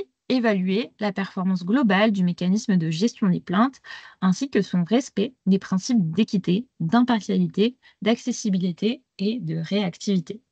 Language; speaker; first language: French; native; French